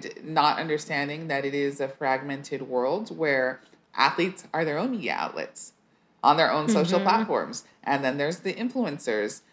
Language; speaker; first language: English; native; English